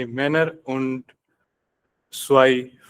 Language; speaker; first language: German; non-native, learner; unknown